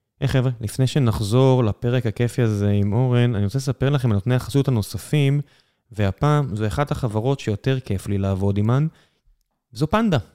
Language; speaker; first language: Hebrew; native; Hebrew